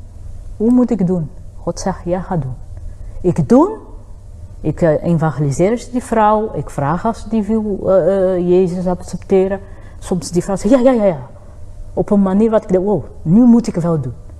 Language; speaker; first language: Dutch; non-native, fluent; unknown